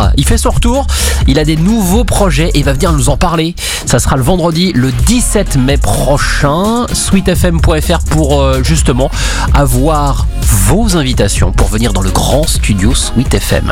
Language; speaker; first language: French; native; French